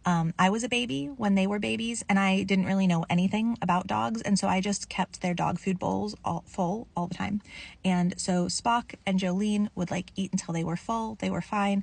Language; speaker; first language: English; native; English